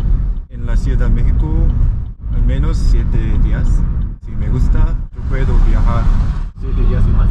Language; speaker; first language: Spanish; non-native, learner; Korean